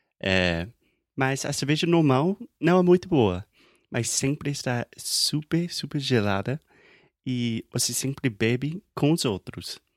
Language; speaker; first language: Portuguese; non-native, fluent; English